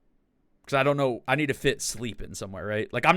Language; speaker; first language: English; native; English